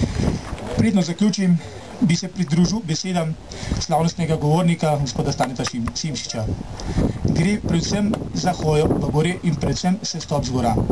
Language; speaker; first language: Slovenian; native; Slovenian